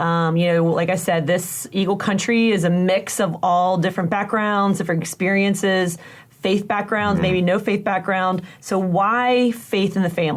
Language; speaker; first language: English; native; English